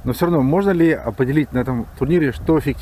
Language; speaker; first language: Russian; native; Russian